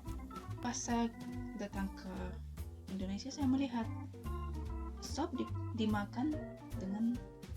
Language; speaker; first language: Indonesian; non-native, fluent; Russian